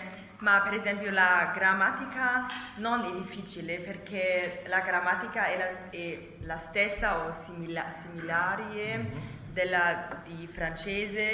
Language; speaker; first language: Italian; non-native, learner; German